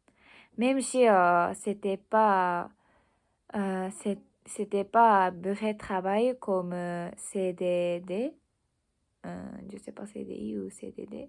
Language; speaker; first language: French; non-native, learner; Japanese